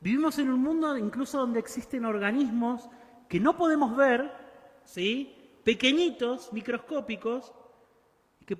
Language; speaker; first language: Spanish; native; Spanish